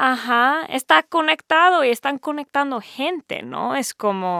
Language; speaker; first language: Spanish; early bilingual, heritage; Spanish